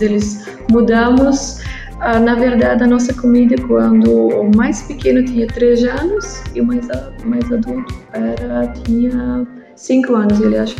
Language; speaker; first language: Portuguese; non-native, learner; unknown